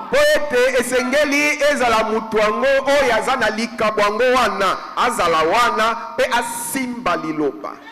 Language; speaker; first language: Lingala; native; Lingala